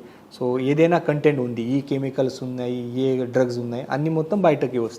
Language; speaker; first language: Telugu; non-native, fluent; Marathi